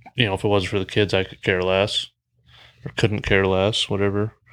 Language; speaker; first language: English; native; English